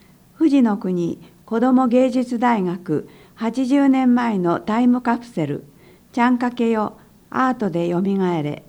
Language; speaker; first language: Japanese; native; Japanese